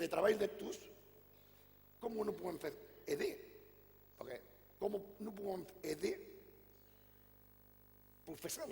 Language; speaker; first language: French; non-native, fluent; Catalan